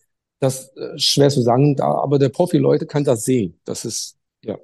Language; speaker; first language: German; non-native, fluent; Chinese